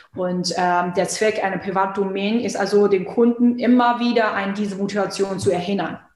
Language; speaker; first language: German; non-native, fluent; Chinese